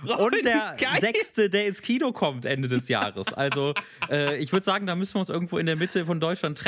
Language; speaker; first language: German; native; German